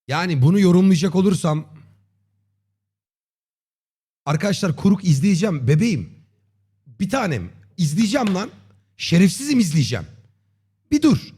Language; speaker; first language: Turkish; native; Turkish